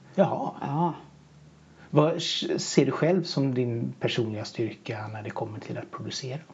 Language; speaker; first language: Swedish; native; Swedish